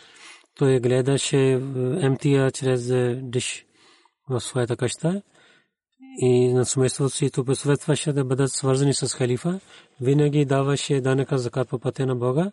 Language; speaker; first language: Bulgarian; non-native, learner; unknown